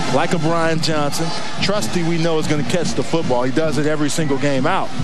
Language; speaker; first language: English; native; English